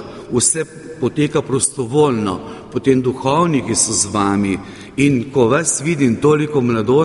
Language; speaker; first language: Slovenian; native; Slovenian